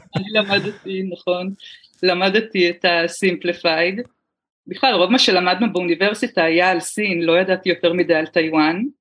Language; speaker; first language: Hebrew; native; Hebrew